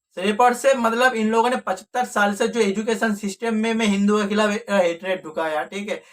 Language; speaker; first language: Hindi; native; Hindi